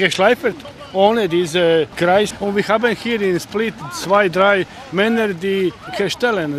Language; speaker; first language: German; non-native, learner; Croatian